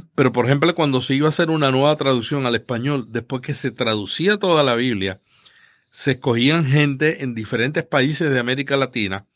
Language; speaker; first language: Spanish; native; Spanish